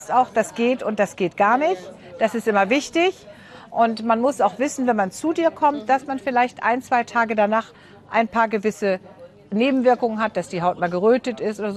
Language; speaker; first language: German; native; German